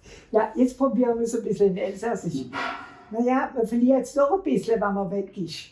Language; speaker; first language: German; non-native, fluent; French